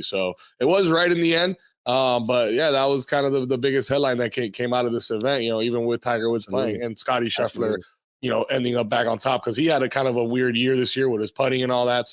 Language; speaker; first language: English; native; English